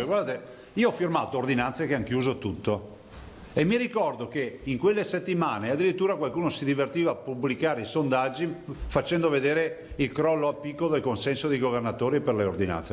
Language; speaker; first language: Italian; native; Italian